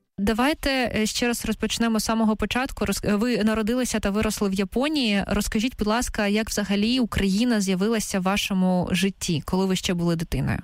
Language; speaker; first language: Ukrainian; native; Ukrainian